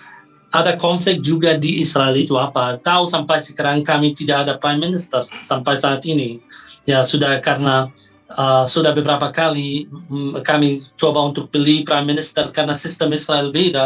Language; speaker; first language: Indonesian; non-native, fluent; Arabic